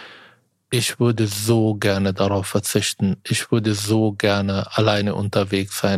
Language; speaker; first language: German; non-native, fluent; Arabic